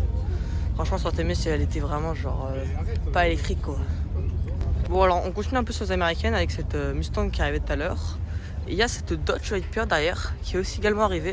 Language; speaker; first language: French; native; French